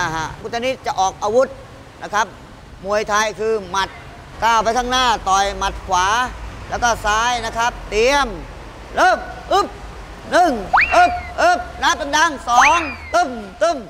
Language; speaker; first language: Thai; native; Thai